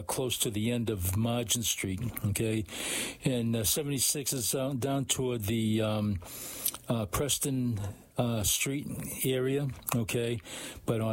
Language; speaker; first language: English; native; English